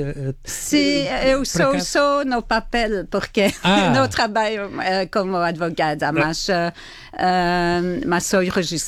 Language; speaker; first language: Portuguese; non-native, learner; French